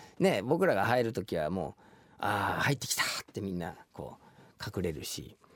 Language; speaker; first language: Japanese; non-native, fluent; English